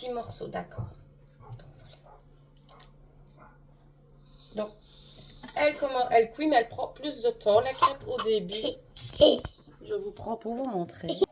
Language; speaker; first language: French; native; French